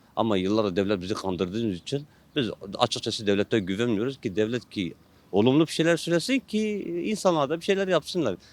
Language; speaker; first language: Turkish; non-native, local second language; Kurdish